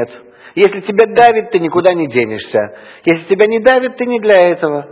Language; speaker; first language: Russian; native; Russian